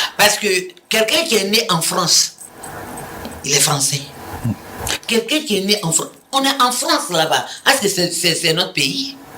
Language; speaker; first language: French; non-native, local second language; Mandingo